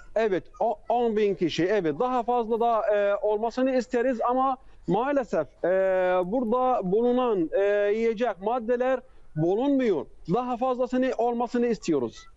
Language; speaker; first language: Turkish; non-native, fluent; Arabic